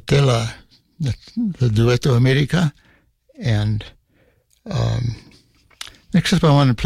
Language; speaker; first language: English; non-native, fluent; Spanish